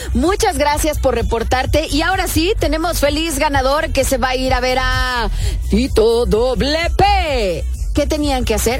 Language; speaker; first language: Spanish; native; Spanish